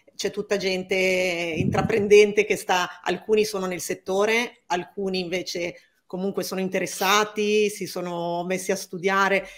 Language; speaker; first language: Italian; native; Italian